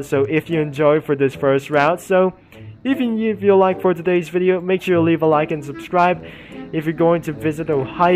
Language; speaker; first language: English; non-native, learner; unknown